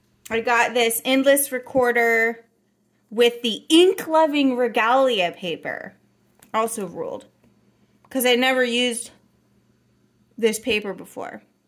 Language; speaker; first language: English; native; English